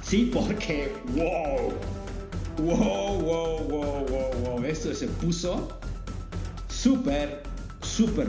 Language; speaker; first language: Spanish; native; Spanish